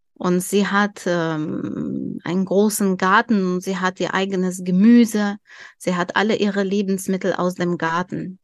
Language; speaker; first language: German; non-native, fluent; Tajik